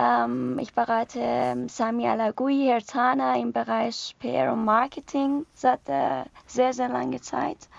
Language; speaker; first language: German; non-native, learner; Persian